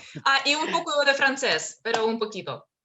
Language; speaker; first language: Spanish; non-native, fluent; Ukrainian